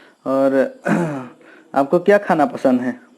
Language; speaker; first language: Hindi; non-native, local second language; Assamese